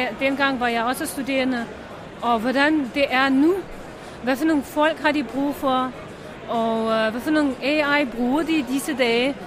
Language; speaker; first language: Danish; non-native, fluent; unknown